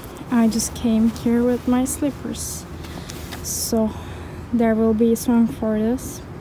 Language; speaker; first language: English; non-native, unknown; Turkish